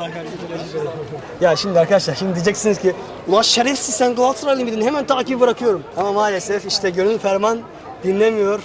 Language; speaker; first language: Turkish; native; Turkish